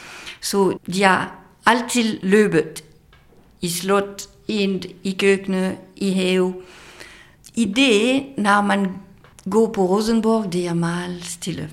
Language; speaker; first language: Danish; non-native, fluent; French